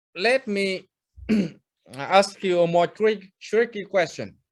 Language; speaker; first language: English; non-native, fluent; Vietnamese